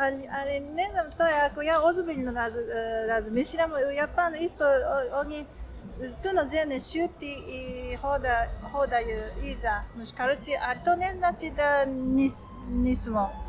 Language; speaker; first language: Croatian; non-native, learner; Japanese